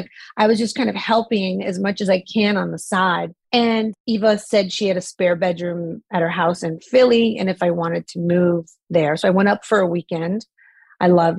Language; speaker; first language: English; native; English